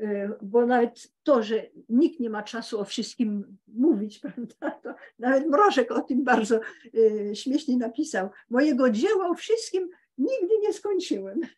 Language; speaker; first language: Polish; early bilingual, heritage; Polish